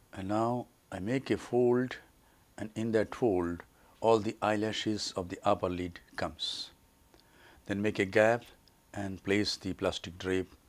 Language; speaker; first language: English; non-native, local second language; Bangla